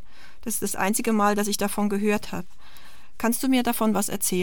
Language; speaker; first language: German; native; German